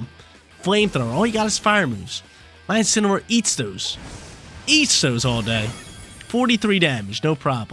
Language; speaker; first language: English; native; English